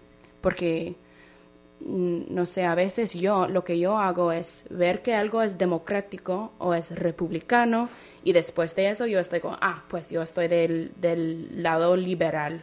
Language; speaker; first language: Spanish; non-native, fluent; English